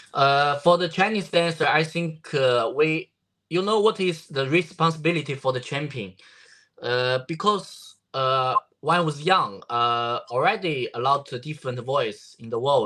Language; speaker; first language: English; non-native, learner; Chinese